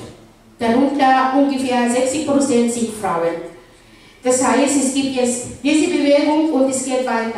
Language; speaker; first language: German; non-native, fluent; Arabic